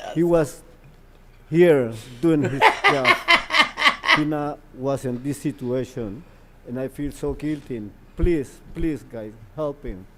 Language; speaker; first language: English; non-native, learner; Spanish